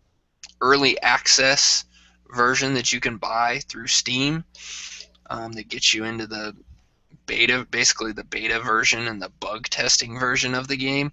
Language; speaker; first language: English; native; English